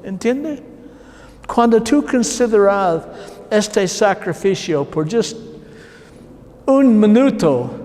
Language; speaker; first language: Spanish; non-native, learner; English